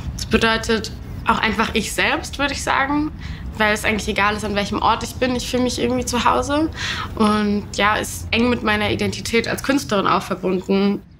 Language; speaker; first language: German; native; German